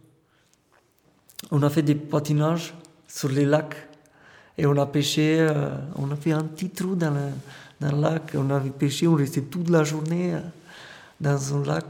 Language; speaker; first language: French; non-native, fluent; Romanian